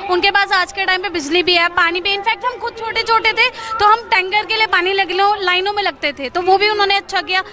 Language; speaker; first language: Hindi; native; Hindi